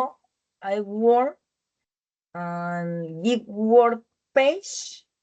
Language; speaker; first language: English; non-native, learner; Spanish